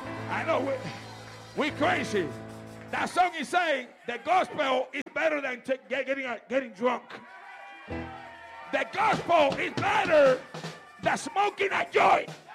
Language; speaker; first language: English; non-native, fluent; Spanish